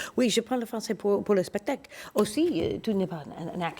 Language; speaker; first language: French; non-native, learner; English